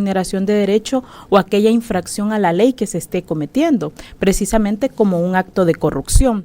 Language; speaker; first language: Spanish; native; Spanish